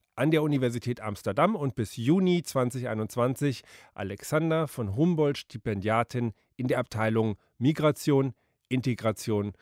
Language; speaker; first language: German; native; German